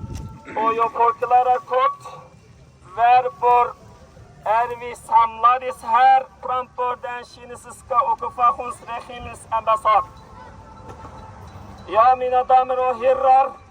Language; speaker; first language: Swedish; non-native, learner; Uyghur